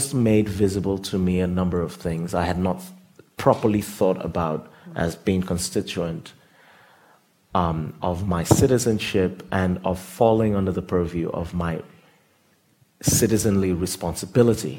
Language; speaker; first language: English; non-native, local second language; Yoruba